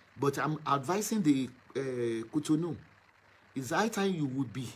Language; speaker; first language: English; non-native, local second language; Yoruba